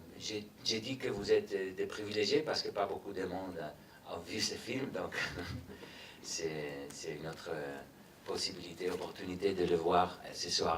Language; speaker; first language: French; non-native, fluent; Spanish